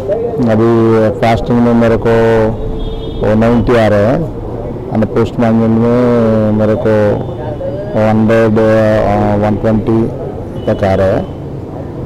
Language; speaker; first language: Hindi; non-native, local second language; Telugu